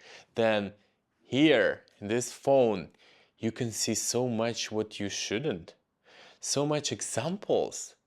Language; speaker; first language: English; non-native, fluent; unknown